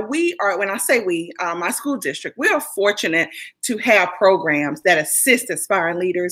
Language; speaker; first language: English; native; English